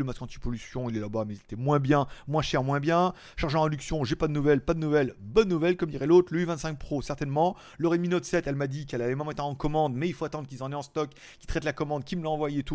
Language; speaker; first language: French; native; French